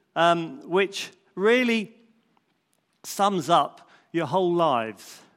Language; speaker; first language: English; native; English